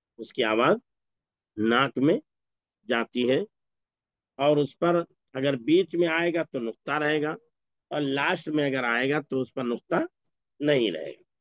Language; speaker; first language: Urdu; native; Urdu